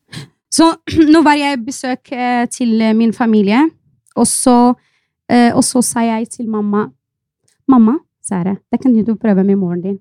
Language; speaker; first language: Norwegian; non-native, fluent; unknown